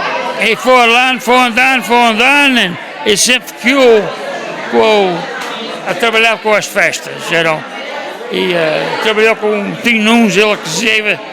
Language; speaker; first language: Portuguese; early bilingual, heritage; Portuguese